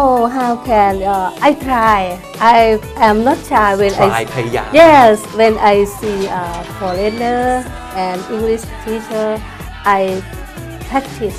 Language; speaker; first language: English; non-native, learner; Thai